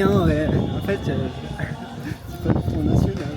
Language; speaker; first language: French; non-native, local second language; Arabic